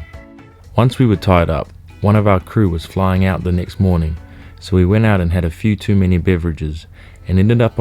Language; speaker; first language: English; native; English